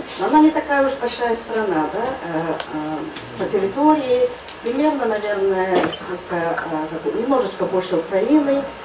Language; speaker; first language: Russian; non-native, fluent; Mongolian